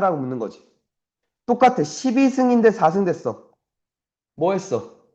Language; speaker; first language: Korean; native; Korean